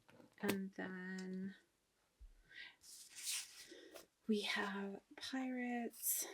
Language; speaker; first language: English; native; English